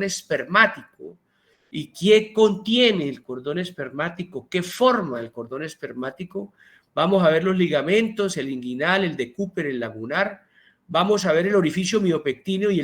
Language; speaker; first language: Spanish; native; Spanish